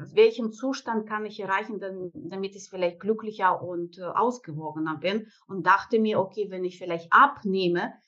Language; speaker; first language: German; non-native, fluent; Russian